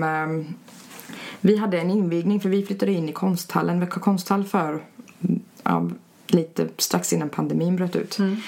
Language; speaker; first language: Swedish; early bilingual, other home language; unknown